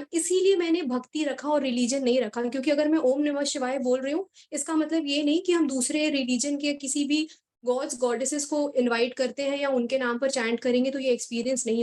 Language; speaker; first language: Hindi; native; Hindi